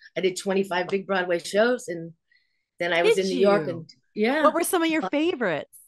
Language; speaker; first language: English; native; English